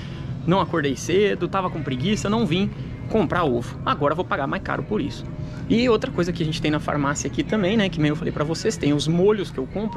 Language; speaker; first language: Portuguese; native; Portuguese